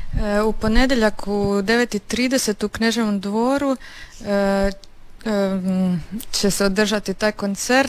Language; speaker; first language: Serbian; native; Serbian